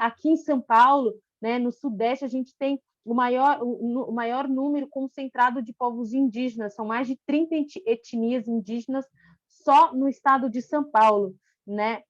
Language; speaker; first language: Portuguese; non-native, local second language; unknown